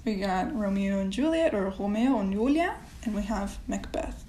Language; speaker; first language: English; native; English